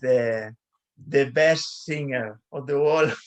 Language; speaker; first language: English; non-native, learner; Spanish